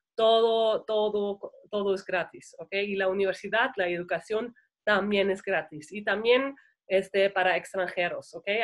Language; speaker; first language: Spanish; non-native, fluent; German